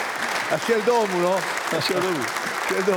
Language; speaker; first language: Czech; non-native, fluent; Italian